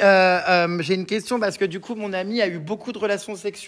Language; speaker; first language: French; native; French